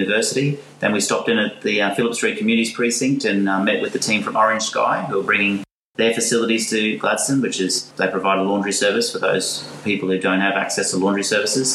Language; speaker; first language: English; native; English